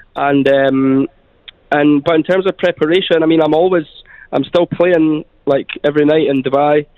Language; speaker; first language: English; native; English